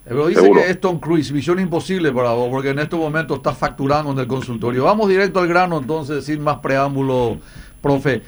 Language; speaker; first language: Spanish; native; Spanish